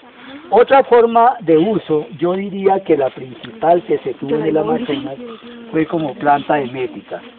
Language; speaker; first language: Spanish; native; Spanish